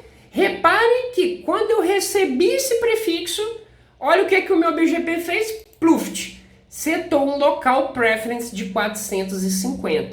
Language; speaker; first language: Portuguese; native; Portuguese